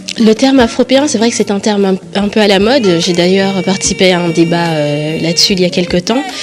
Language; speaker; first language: French; early bilingual, other home language; Kongo